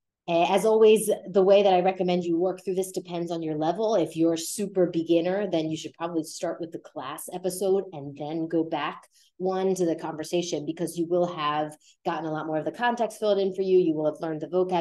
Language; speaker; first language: English; native; English